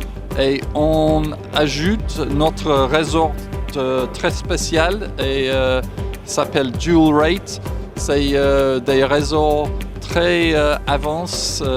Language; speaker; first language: French; non-native, fluent; English